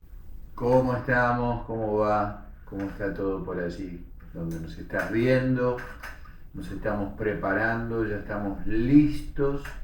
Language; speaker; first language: Spanish; native; Spanish